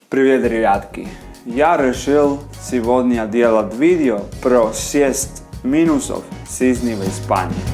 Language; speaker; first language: Russian; non-native, fluent; Spanish